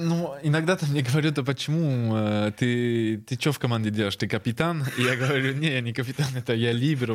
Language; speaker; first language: Russian; early bilingual, heritage; Russian